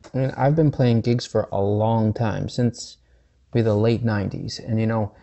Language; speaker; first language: English; native; English